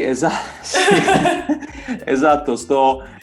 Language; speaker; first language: Italian; native; Italian